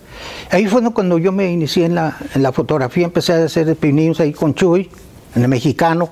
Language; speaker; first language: Spanish; native; Spanish